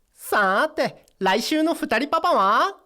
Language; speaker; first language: Japanese; native; Japanese